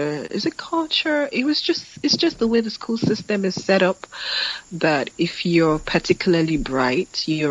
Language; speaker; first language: English; non-native, local second language; Yoruba